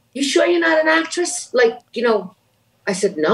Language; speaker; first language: English; native; English